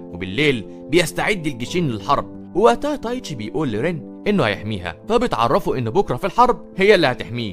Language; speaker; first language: Arabic; native; Arabic